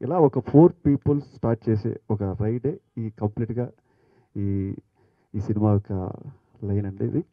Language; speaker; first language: Telugu; native; Telugu